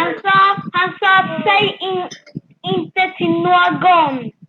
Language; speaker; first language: Swedish; early bilingual, other home language; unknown